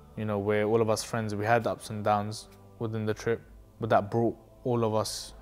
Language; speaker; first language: English; native; English